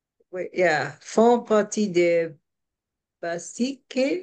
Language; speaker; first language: French; non-native, learner; English